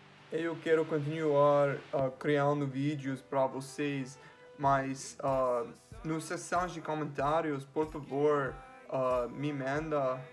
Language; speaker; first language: Portuguese; non-native, fluent; English